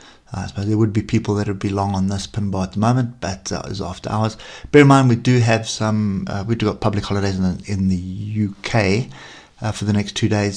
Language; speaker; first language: English; native; English